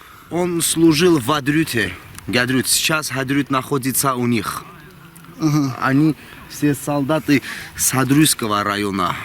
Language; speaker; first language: Russian; non-native, local second language; Armenian